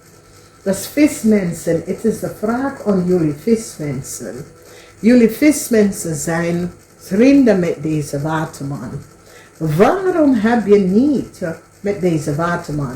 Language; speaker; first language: Dutch; non-native, learner; English